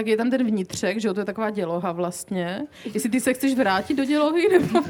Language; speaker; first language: Czech; native; Czech